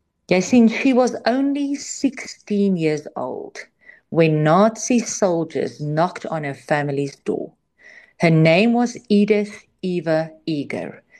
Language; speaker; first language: English; non-native, local second language; Afrikaans